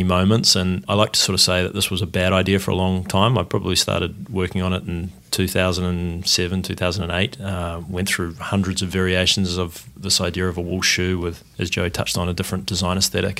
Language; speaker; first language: English; native; English